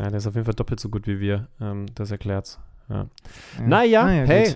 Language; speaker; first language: German; native; German